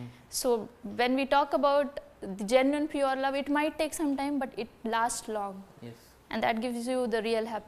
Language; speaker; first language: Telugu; non-native, fluent; Hindi